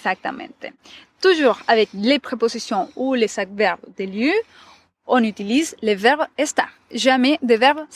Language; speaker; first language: French; non-native, fluent; Spanish